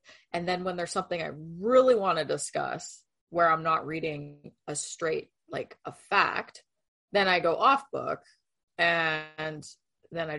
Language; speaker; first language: English; non-native, fluent; Spanish